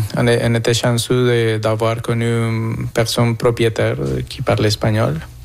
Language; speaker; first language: French; non-native, fluent; Spanish